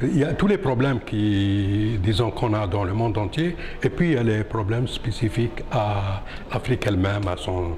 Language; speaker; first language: French; non-native, local second language; Arabic